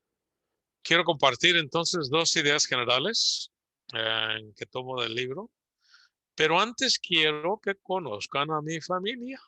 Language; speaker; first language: Spanish; early bilingual, heritage; Spanish